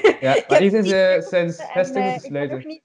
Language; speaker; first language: Dutch; native; Dutch